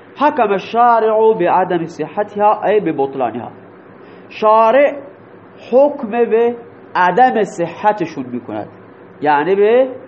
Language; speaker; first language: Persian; non-native, local second language; Baluchi